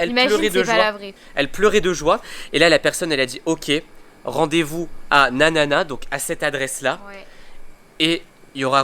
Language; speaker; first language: French; native; French